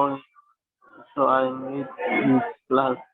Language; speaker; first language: English; non-native, learner; Chinese